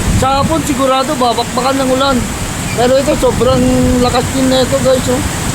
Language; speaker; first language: Filipino; non-native, local second language; Iloko